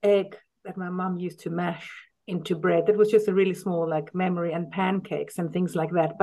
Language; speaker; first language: English; native; English